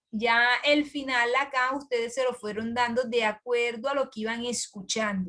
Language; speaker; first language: Spanish; native; Spanish